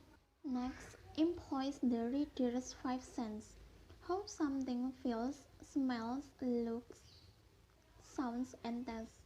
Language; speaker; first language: English; non-native, fluent; Indonesian